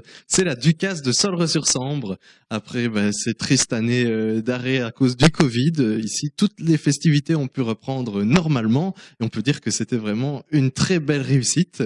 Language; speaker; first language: French; native; French